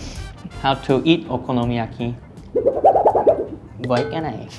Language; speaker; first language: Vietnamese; non-native, fluent; Korean